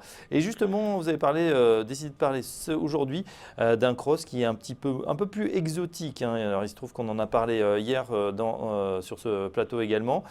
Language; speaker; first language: French; native; French